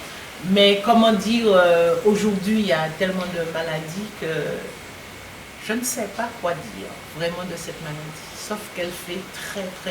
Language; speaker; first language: French; native; French